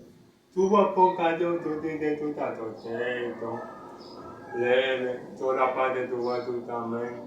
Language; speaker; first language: Spanish; non-native, learner; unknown